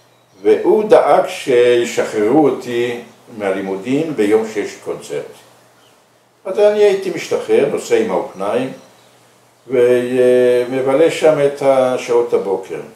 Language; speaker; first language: Hebrew; early bilingual, other home language; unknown